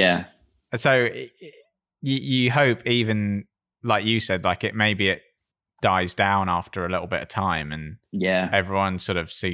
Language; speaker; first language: English; native; English